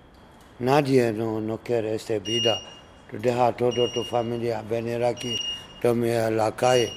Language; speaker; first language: Spanish; non-native, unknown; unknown